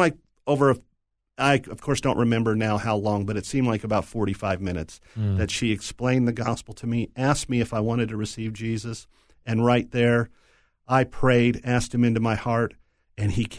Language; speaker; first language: English; native; English